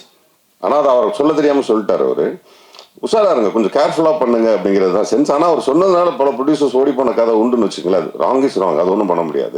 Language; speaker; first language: Tamil; native; Tamil